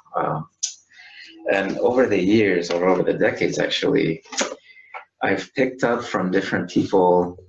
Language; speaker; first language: English; native; English